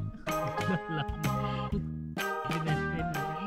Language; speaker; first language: Filipino; non-native, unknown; Hindi